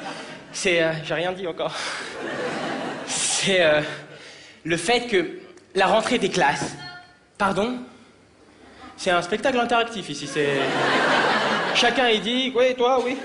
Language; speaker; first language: French; native; French